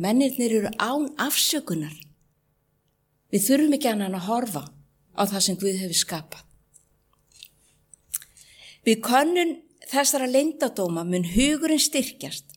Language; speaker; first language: Icelandic; native; Icelandic